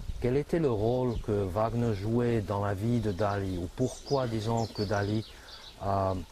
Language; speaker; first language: French; non-native, fluent; English